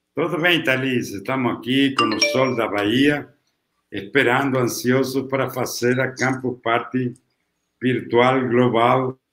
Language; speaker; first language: Portuguese; non-native, fluent; Italian